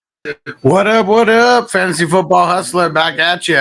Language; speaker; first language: English; native; English